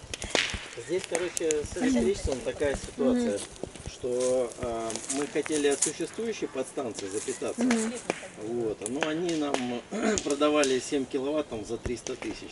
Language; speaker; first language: Russian; native; Russian